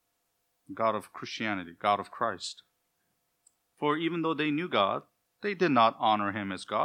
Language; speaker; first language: English; native; English